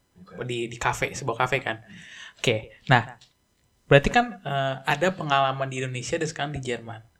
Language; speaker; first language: Indonesian; native; Indonesian